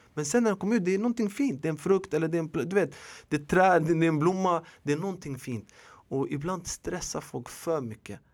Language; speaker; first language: Swedish; early bilingual, other home language; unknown